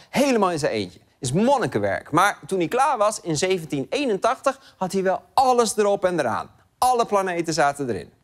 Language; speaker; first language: Dutch; native; Dutch